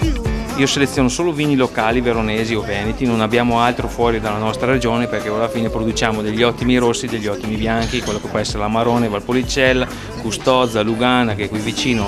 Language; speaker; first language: Italian; native; Italian